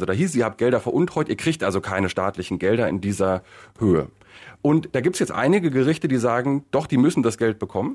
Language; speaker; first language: German; native; German